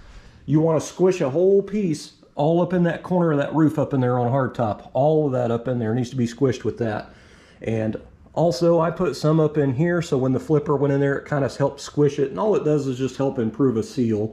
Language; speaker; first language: English; native; English